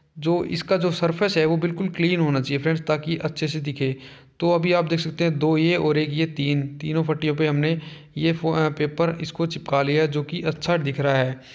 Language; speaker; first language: Hindi; native; Hindi